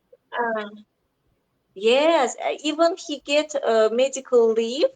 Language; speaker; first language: English; non-native, learner; Azerbaijani